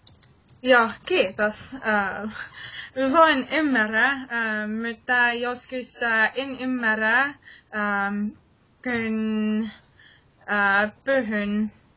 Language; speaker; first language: Finnish; non-native, learner; English